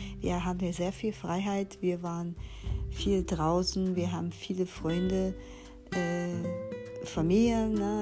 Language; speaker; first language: German; non-native, fluent; Portuguese